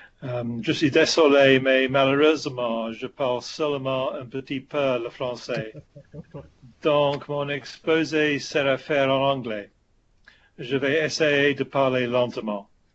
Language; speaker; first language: French; non-native, learner; English